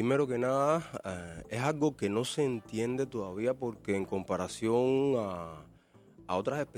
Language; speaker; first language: Spanish; native; Spanish